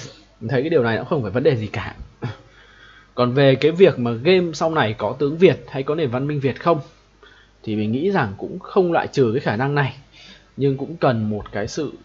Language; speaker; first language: Vietnamese; native; Vietnamese